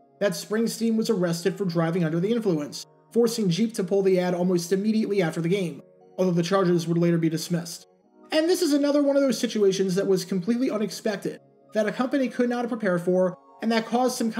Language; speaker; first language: English; native; English